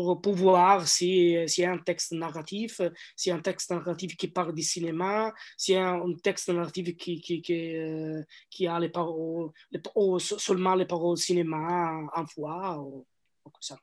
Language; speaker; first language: French; non-native, learner; Italian